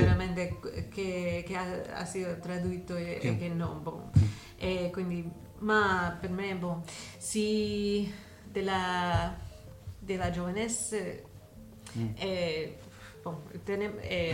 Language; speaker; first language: Italian; non-native, learner; English